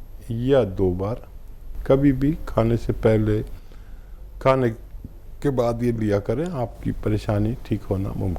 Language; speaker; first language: Hindi; native; Hindi